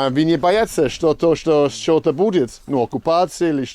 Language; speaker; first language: Russian; non-native, learner; English